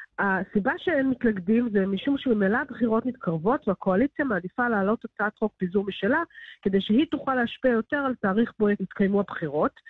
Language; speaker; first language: Hebrew; native; Hebrew